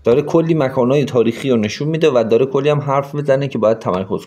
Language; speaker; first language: Persian; native; Persian